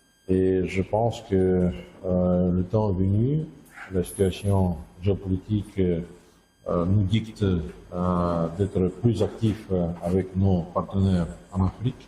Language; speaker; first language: French; non-native, fluent; Russian